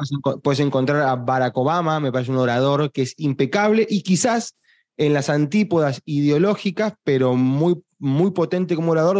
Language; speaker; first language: Spanish; native; Spanish